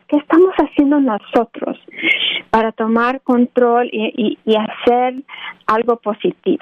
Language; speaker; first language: Spanish; early bilingual, other home language; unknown